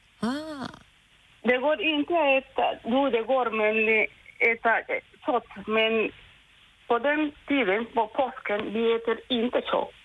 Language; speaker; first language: Swedish; non-native, local second language; Spanish